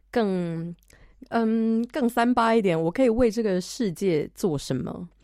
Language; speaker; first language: Chinese; native; Chinese